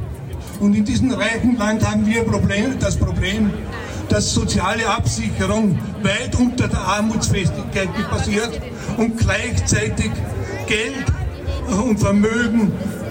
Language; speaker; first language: German; native; German